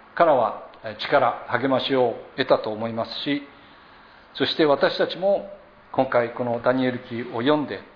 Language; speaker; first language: Japanese; native; Japanese